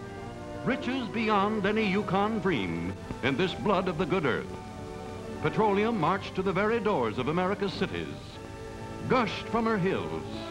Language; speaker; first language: English; native; English